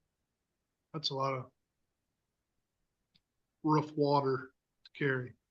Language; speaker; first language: English; native; English